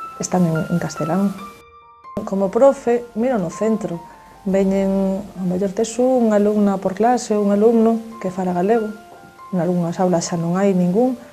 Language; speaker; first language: Galician; non-native, local second language; Spanish